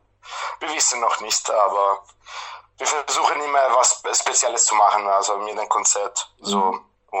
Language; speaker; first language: German; non-native, fluent; Italian